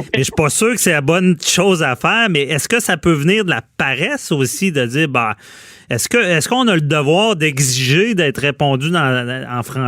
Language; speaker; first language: French; native; French